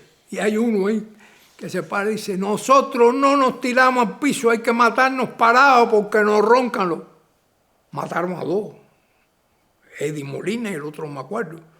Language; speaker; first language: Spanish; native; Spanish